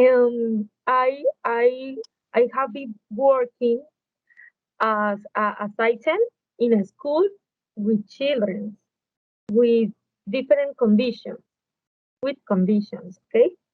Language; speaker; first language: English; non-native, learner; Spanish